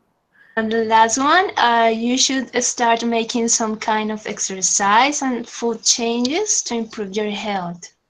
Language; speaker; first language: English; non-native, learner; Spanish